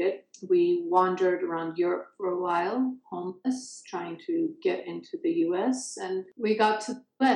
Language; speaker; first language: English; early bilingual, other home language; Persian